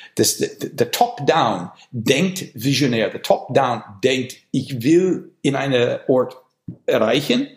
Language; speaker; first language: German; non-native, fluent; English